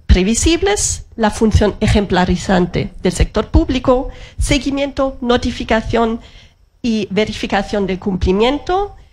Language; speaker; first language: Spanish; non-native, fluent; German